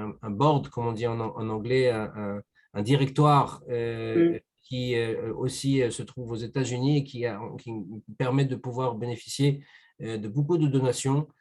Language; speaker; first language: French; native; French